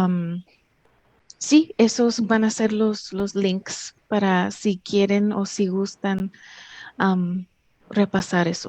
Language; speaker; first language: Spanish; early bilingual, heritage; English